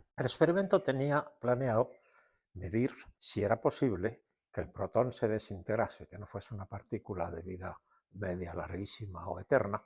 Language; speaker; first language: Spanish; native; Spanish